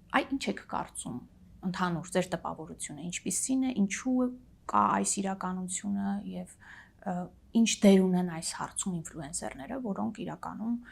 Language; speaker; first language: Armenian; native; Armenian